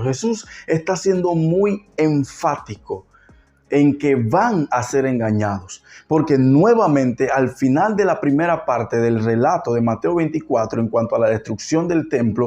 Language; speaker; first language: Spanish; native; Spanish